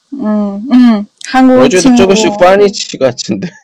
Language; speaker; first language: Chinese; non-native, learner; Korean